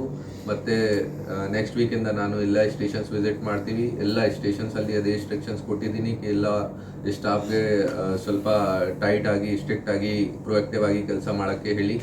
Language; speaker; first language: Kannada; non-native, fluent; Hindi